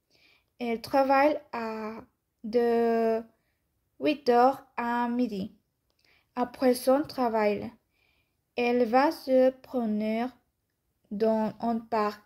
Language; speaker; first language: French; non-native, learner; Spanish